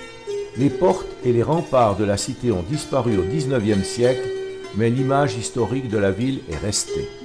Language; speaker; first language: French; native; French